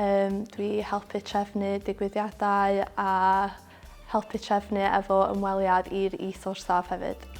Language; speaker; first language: Welsh; non-native, local second language; English